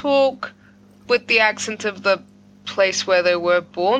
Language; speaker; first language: English; non-native, fluent; Greek